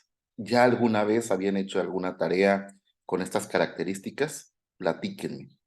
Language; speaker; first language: Spanish; native; Spanish